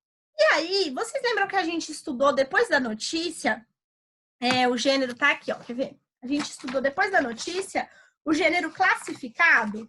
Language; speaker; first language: Portuguese; native; Portuguese